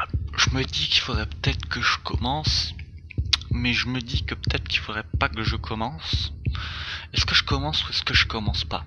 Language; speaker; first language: French; native; French